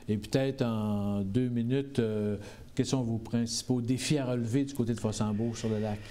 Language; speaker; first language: French; native; French